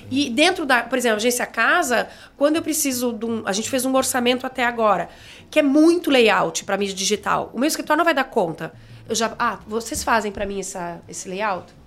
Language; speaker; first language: Portuguese; native; Portuguese